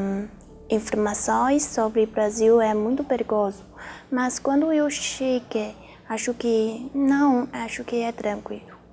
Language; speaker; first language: Portuguese; non-native, learner; Chinese